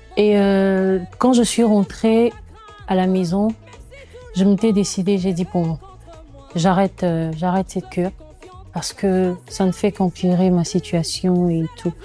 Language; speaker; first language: French; non-native, local second language; Lingala